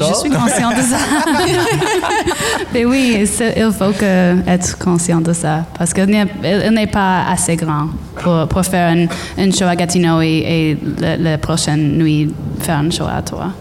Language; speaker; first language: French; non-native, learner; English